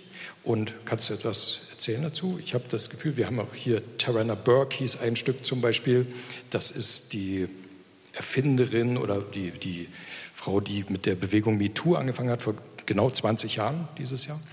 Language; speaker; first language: German; native; German